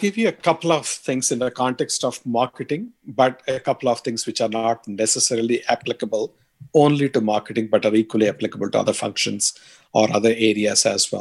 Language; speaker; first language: English; non-native, local second language; Tamil